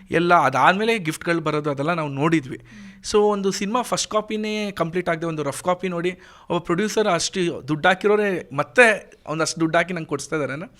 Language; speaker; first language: Kannada; native; Kannada